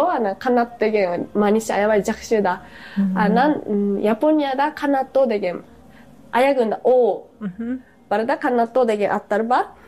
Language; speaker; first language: Kyrgyz; non-native, fluent; Japanese